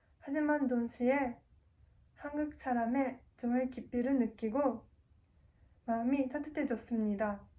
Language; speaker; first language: Korean; non-native, learner; Japanese